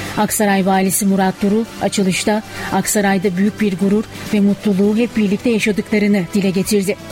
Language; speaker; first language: Turkish; native; Turkish